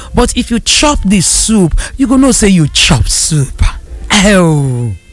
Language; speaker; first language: Nigerian Pidgin; non-native, local second language; Igbo